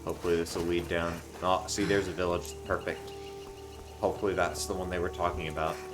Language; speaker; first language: English; native; English